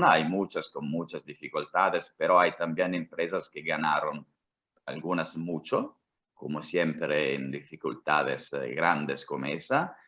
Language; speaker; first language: Spanish; non-native, fluent; Italian